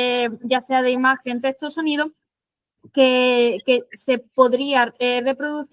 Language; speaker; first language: Spanish; native; Spanish